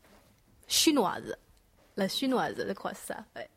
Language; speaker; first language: French; non-native, learner; Chinese